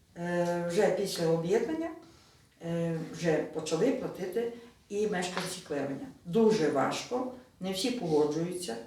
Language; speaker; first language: Ukrainian; native; Ukrainian